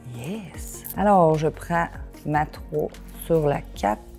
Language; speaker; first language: French; native; French